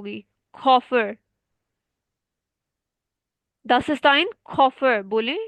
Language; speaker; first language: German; non-native, fluent; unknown